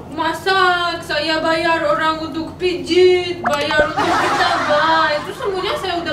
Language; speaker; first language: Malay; non-native, learner; Russian